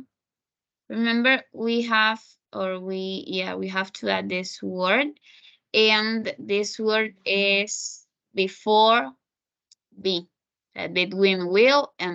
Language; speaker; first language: English; non-native, fluent; Spanish